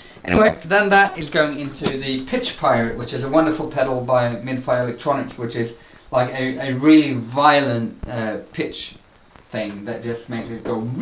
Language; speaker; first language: English; non-native, fluent; Swedish